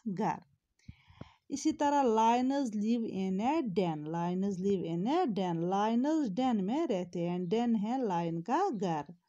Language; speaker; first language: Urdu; non-native, local second language; Kashmiri